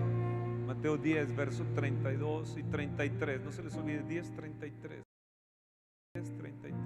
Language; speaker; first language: Spanish; native; Spanish